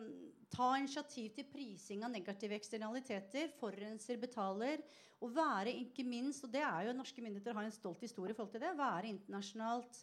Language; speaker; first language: Norwegian; native; Norwegian